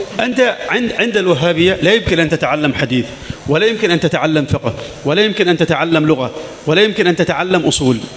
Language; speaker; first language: Arabic; native; Arabic